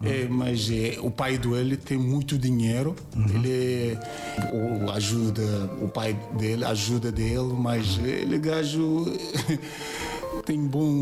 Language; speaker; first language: Portuguese; non-native, learner; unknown